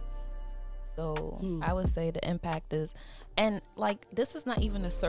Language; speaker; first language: English; non-native, local second language; Akan